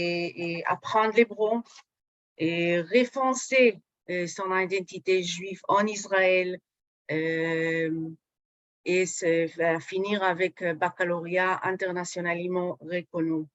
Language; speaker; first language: French; non-native, fluent; Hebrew